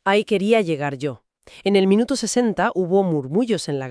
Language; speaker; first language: Spanish; native; Spanish